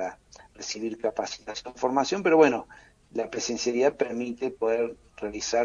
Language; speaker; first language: Spanish; native; Spanish